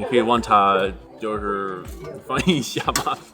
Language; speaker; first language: Chinese; non-native, learner; English